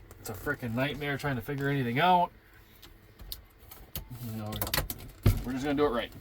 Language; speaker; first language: English; native; English